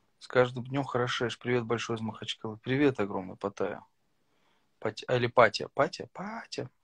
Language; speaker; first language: Russian; native; Russian